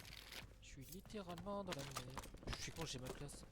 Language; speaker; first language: French; native; French